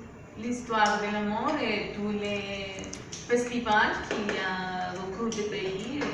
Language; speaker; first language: French; non-native, learner; Spanish